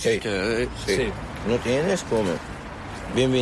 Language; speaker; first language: Spanish; non-native, learner; Arabic